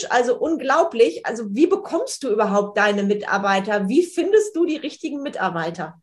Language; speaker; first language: German; native; German